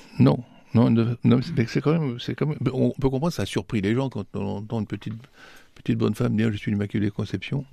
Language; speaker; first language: French; native; French